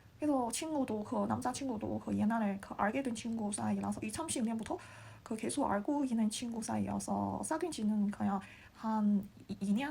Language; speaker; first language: Korean; non-native, learner; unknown